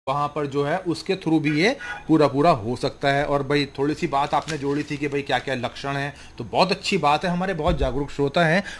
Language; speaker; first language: Hindi; native; Hindi